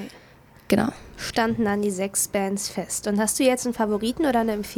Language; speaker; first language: German; native; German